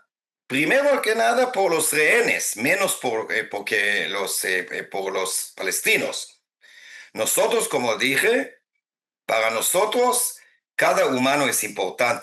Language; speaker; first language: Spanish; non-native, fluent; Hebrew